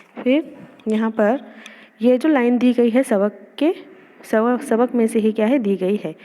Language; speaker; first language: Hindi; non-native, local second language; Urdu